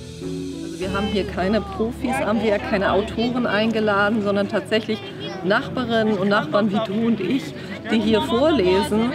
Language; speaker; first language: German; native; German